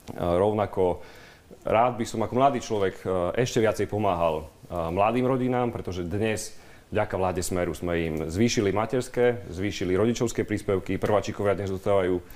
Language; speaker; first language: Slovak; native; Slovak